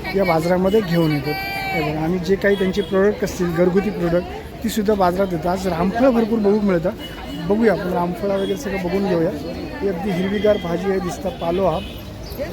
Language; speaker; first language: Marathi; non-native, local second language; Konkani